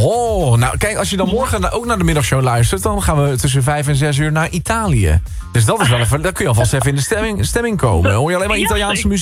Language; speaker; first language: Dutch; native; Dutch